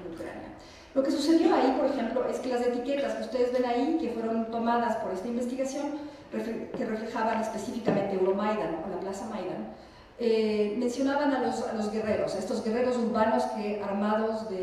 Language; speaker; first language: Spanish; native; Spanish